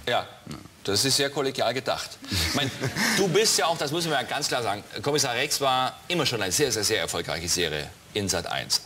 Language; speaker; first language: German; native; German